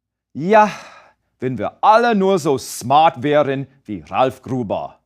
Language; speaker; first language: German; non-native, fluent; English